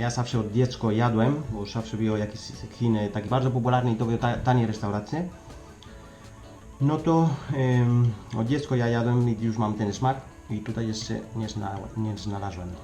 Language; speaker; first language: Polish; non-native, learner; Spanish